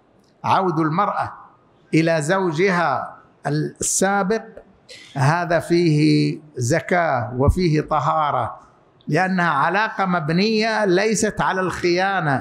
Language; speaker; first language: Arabic; native; Arabic